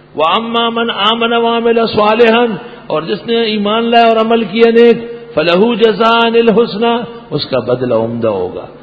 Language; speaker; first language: Urdu; non-native, local second language; Pashto